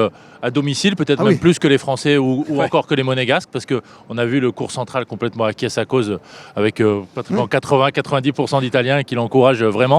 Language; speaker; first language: French; native; French